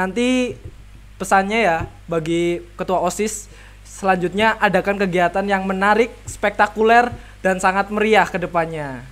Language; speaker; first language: Indonesian; native; Indonesian